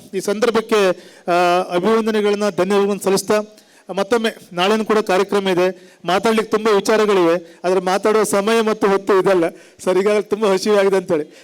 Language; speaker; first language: Kannada; native; Kannada